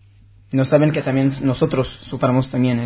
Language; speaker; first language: Spanish; non-native, learner; Hebrew